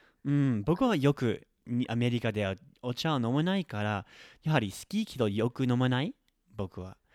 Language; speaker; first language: Japanese; non-native, fluent; English